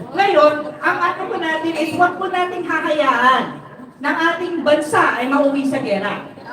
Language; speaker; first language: Filipino; non-native, local second language; Waray